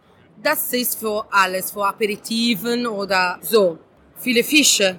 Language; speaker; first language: German; non-native, learner; Catalan